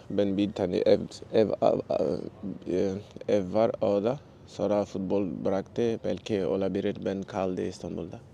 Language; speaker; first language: Turkish; non-native, learner; French